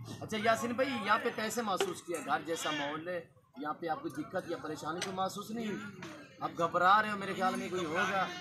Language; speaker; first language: Urdu; non-native, local second language; Saraiki